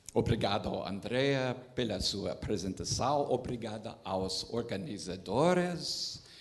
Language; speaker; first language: Portuguese; non-native, learner; English